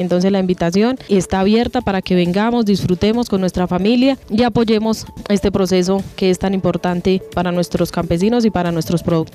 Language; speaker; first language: Spanish; native; Spanish